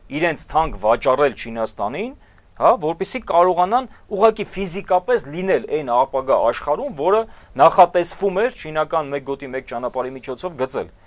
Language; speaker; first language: Armenian; native; Armenian